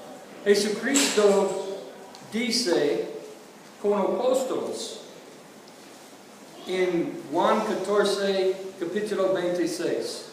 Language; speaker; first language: Spanish; non-native, learner; English